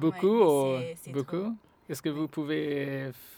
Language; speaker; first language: French; non-native, learner; Italian